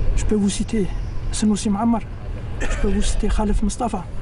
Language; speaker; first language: French; non-native, local second language; Arabic